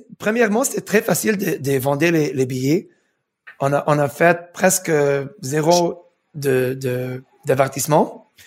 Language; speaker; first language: French; non-native, fluent; English